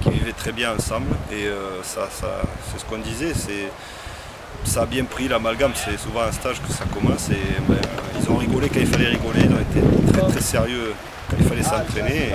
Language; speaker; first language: French; native; French